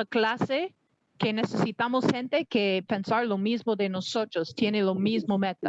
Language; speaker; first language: Spanish; non-native, learner; English